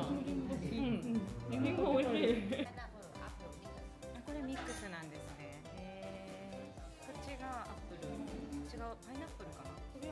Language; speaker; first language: Japanese; native; Japanese